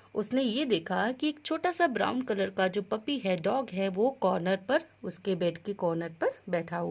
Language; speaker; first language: Hindi; native; Hindi